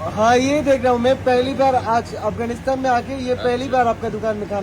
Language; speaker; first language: Hindi; non-native, fluent; Bangla